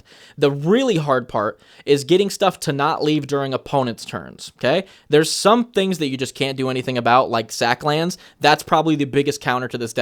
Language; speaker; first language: English; native; English